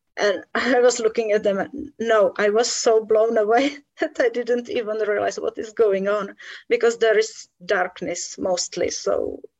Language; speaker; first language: English; non-native, fluent; Czech